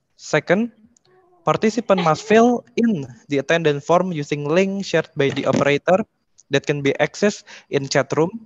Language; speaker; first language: English; non-native, fluent; Indonesian